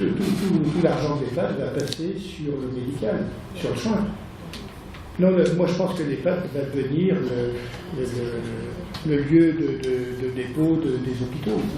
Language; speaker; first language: French; native; French